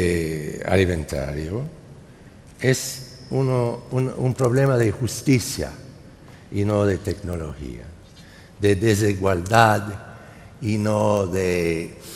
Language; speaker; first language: Spanish; non-native, fluent; English